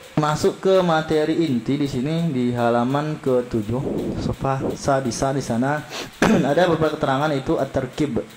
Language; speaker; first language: Indonesian; native; Indonesian